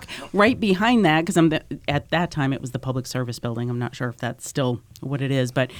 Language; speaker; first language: English; native; English